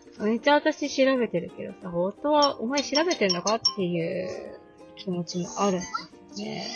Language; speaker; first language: Japanese; native; Japanese